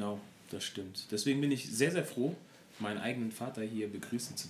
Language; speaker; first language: German; native; German